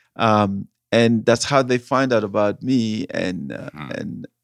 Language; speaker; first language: English; non-native, fluent; Wolof